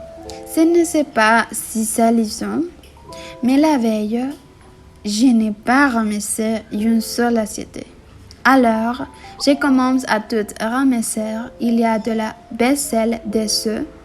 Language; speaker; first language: French; non-native, learner; Spanish